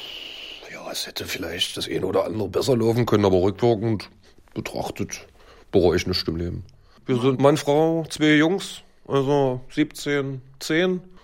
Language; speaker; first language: German; native; German